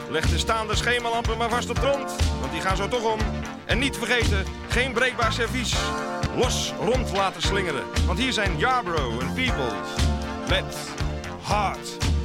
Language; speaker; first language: Dutch; native; Dutch